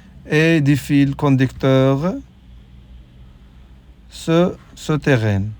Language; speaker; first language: French; non-native, local second language; Arabic